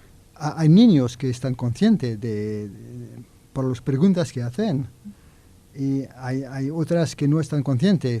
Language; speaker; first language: Spanish; non-native, learner; French